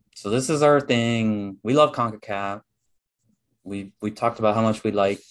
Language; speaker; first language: English; early bilingual, other home language; Spanish